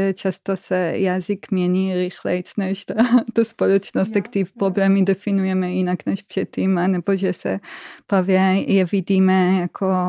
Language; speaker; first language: Czech; non-native, fluent; Hebrew